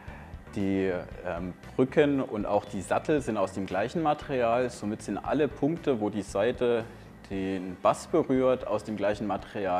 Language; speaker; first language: German; native; German